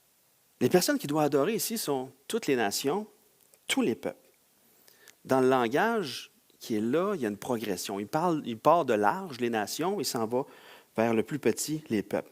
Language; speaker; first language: French; native; French